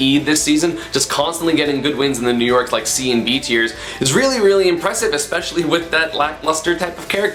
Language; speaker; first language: English; native; English